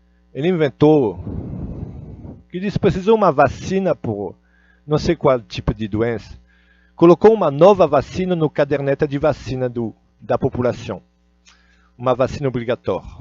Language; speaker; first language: Portuguese; non-native, fluent; Russian